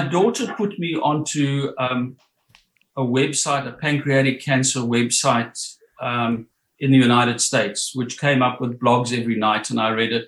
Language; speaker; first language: English; native; English